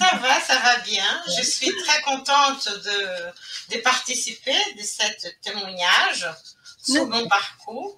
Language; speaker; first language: French; non-native, fluent; Portuguese